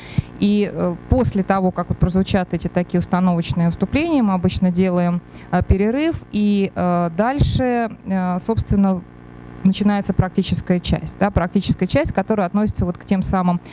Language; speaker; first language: Russian; native; Russian